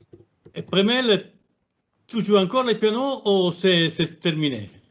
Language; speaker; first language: French; non-native, fluent; Italian